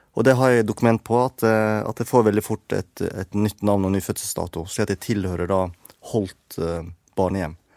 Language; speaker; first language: Norwegian; native; Norwegian